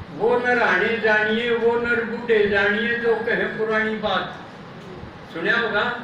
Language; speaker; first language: Hindi; native; Hindi